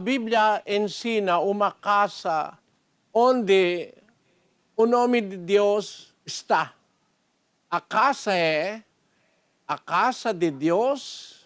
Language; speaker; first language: Portuguese; non-native, learner; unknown